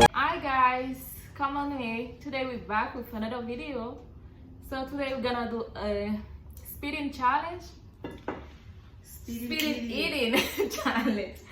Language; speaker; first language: English; non-native, fluent; Haitian Creole